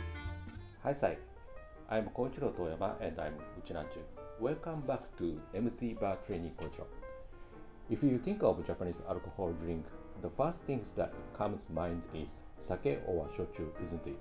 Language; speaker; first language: English; non-native, fluent; Japanese